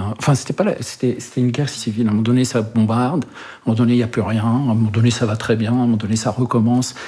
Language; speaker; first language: French; early bilingual, other home language; Arabic